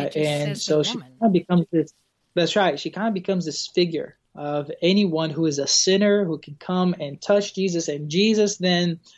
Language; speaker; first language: English; non-native, fluent; Portuguese